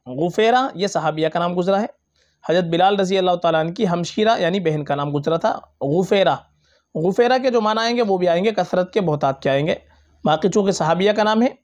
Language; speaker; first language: Urdu; native; Urdu